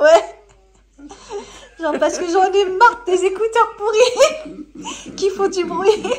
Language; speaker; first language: French; native; French